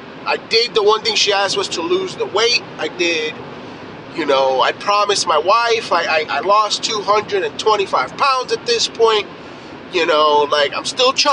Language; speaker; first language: English; native; English